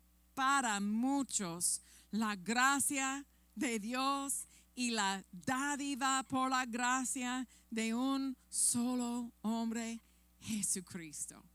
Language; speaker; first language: Spanish; non-native, fluent; English